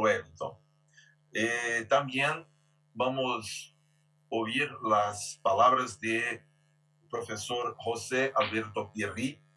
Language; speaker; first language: Spanish; non-native, fluent; Portuguese